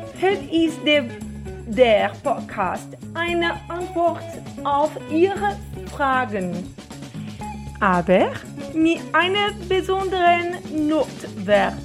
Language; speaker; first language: German; non-native, learner; Portuguese